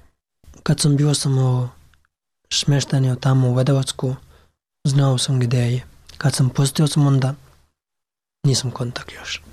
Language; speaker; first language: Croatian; non-native, learner; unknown